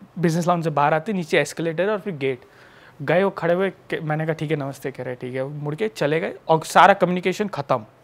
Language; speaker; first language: Hindi; native; Hindi